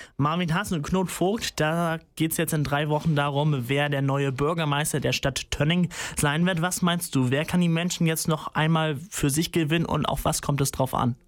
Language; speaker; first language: German; native; German